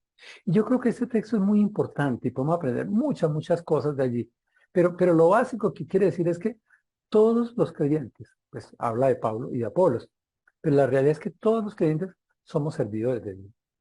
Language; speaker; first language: Spanish; native; Spanish